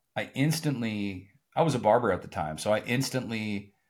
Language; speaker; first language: English; native; English